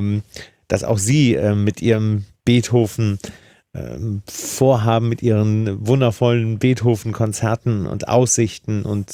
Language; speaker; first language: German; native; German